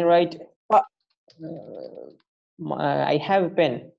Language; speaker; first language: English; non-native, learner; Malayalam